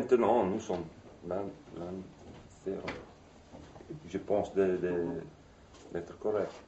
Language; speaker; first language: French; non-native, fluent; Italian